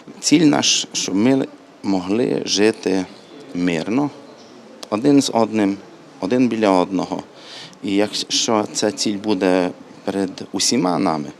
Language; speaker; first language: Ukrainian; non-native, local second language; Hungarian